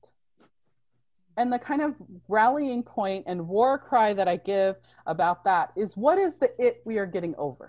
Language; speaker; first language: English; native; English